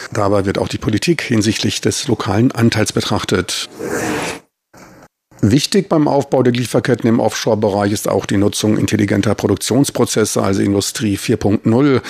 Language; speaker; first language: German; native; German